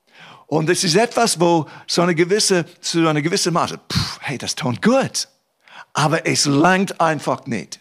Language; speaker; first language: German; non-native, fluent; English